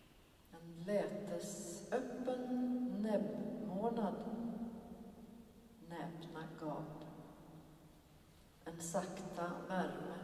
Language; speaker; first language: Swedish; native; Swedish